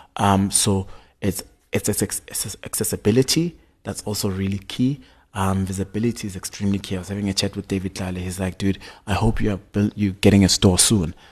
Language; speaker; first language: English; non-native, local second language; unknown